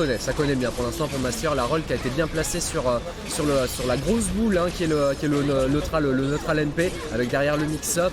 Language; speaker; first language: French; native; French